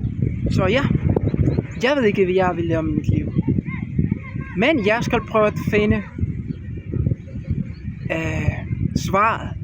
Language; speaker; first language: Danish; non-native, learner; Spanish